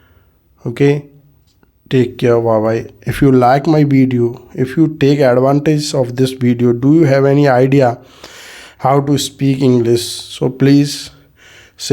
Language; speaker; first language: English; non-native, learner; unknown